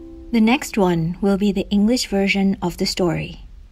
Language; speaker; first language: English; non-native, fluent; Indonesian